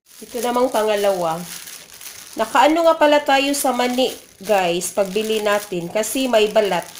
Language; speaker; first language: Filipino; non-native, local second language; Cebuano